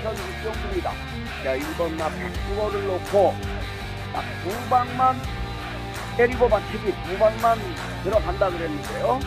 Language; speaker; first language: Korean; native; Korean